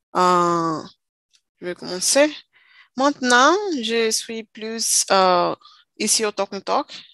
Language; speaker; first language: French; non-native, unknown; Portuguese